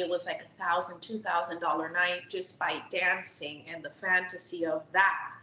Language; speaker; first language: English; native; English